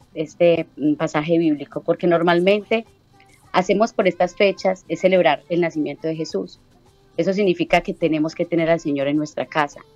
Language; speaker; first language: Spanish; native; Spanish